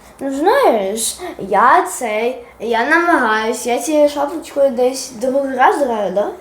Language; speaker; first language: Ukrainian; non-native, local second language; Russian